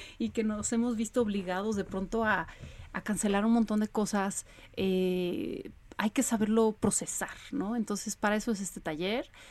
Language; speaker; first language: Spanish; early bilingual, other home language; Polish